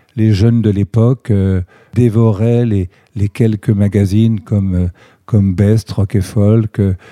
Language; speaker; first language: French; native; French